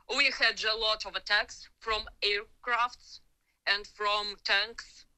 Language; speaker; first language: English; non-native, learner; Ukrainian